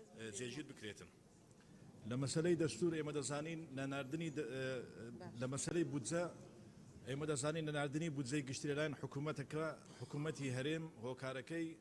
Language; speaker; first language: Central Kurdish; non-native, local second language; Turkmen